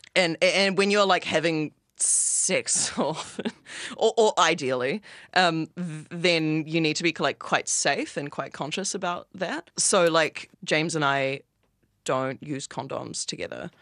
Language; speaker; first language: English; native; English